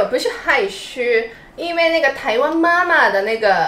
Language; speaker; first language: Chinese; non-native, fluent; Japanese